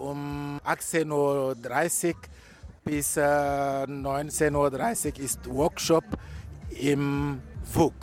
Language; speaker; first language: German; non-native, fluent; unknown